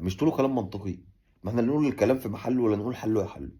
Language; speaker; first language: Arabic; native; Arabic